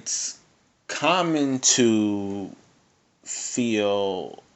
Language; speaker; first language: English; native; English